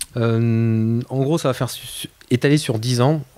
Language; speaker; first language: French; native; French